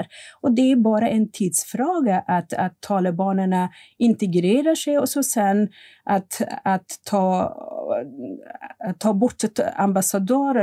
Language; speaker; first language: Swedish; non-native, fluent; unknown